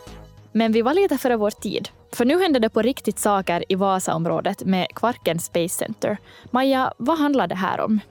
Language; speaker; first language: Swedish; native; Swedish